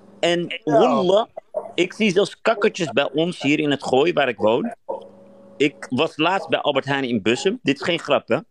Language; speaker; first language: Dutch; early bilingual, other home language; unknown